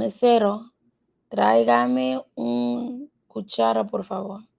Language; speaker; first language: Spanish; non-native, learner; English